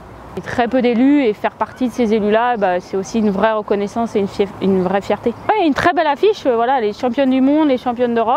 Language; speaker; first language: French; native; French